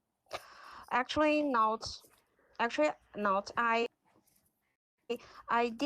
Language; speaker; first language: English; non-native, learner; Chinese